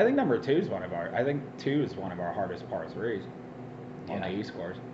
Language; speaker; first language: English; native; English